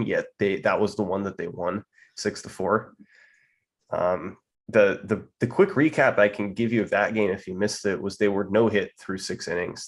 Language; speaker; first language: English; native; English